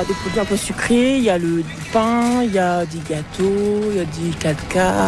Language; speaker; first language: French; native; French